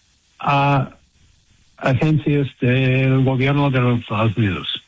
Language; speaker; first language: Spanish; non-native, learner; English